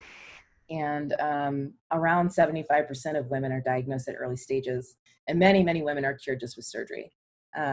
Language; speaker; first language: English; native; English